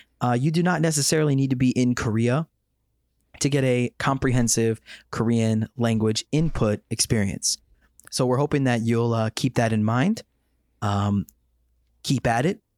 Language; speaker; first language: English; native; English